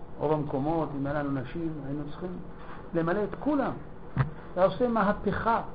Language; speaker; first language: Hebrew; native; Hebrew